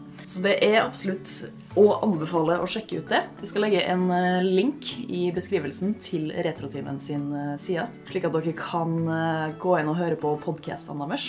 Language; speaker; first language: Norwegian; native; Norwegian